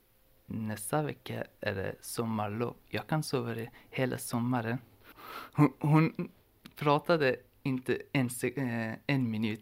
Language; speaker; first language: Swedish; non-native, learner; Persian